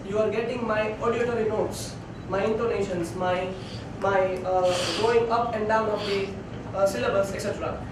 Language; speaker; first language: English; non-native, local second language; Gujarati